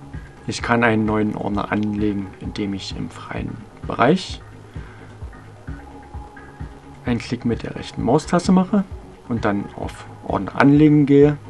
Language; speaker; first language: German; native; German